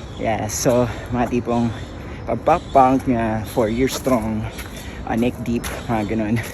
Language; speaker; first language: Filipino; non-native, local second language; Iloko